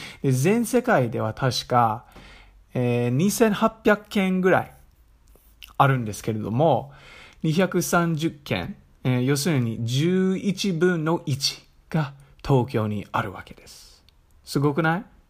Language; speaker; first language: Japanese; non-native, fluent; English